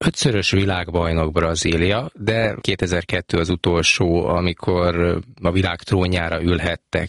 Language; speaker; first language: Hungarian; native; Hungarian